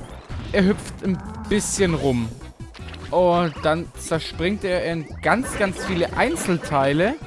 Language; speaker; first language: German; native; German